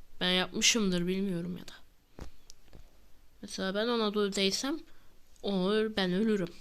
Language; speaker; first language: Turkish; native; Turkish